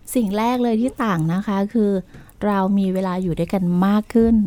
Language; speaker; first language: Thai; native; Thai